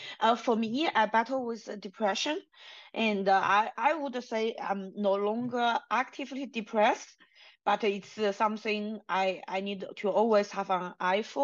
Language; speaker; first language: English; non-native, fluent; Chinese